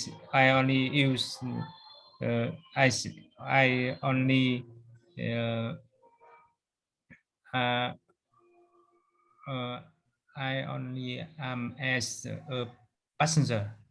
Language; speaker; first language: English; non-native, learner; Vietnamese